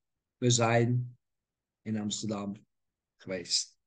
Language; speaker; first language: Dutch; non-native, learner; Turkish